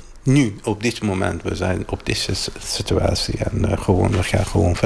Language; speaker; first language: Dutch; non-native, learner; Arabic